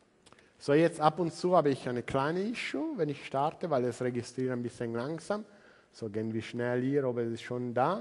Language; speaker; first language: German; non-native, learner; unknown